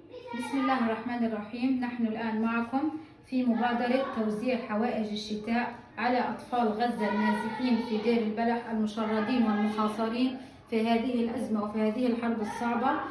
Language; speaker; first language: Arabic; native; Arabic